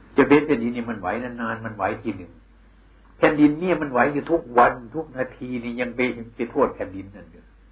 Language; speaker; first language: Thai; non-native, local second language; Northeastern Thai